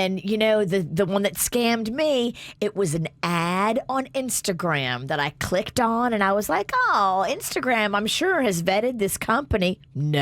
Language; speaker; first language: English; native; English